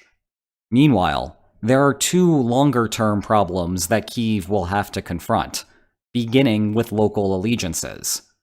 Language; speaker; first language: English; native; English